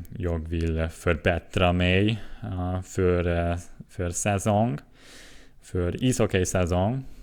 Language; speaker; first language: Swedish; non-native, learner; Swiss German